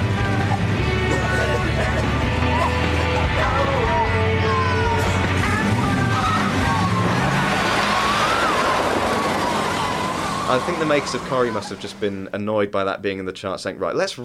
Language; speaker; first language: English; native; English